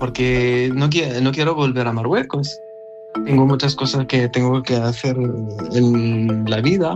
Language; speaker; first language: Spanish; non-native, learner; Arabic